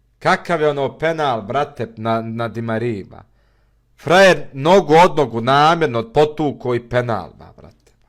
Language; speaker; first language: Bosnian; native; Bosnian